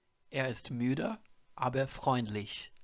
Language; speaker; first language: German; non-native, fluent; English